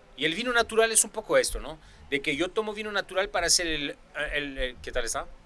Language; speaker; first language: Spanish; non-native, fluent; French